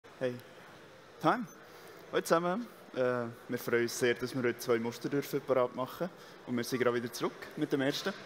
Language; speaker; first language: German; native; German